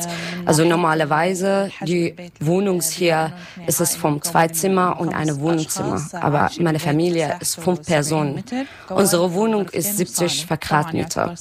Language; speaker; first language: German; non-native, learner; Arabic